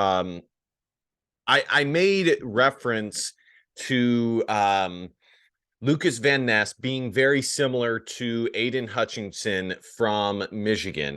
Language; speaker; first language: English; native; English